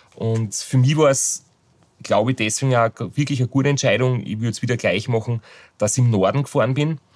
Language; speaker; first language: German; native; German